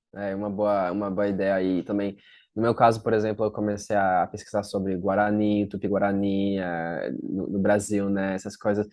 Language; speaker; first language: Portuguese; non-native, fluent; French